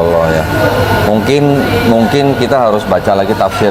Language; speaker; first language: Indonesian; native; Indonesian